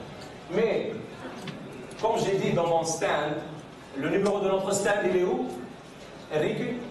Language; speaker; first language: French; non-native, fluent; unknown